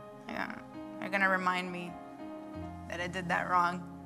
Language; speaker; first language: English; early bilingual, other home language; Spanish